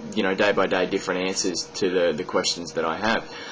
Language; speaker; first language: English; native; English